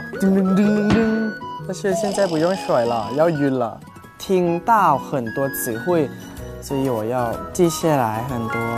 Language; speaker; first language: Chinese; non-native, learner; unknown